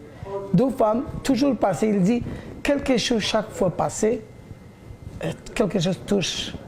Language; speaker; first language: French; non-native, learner; Bangla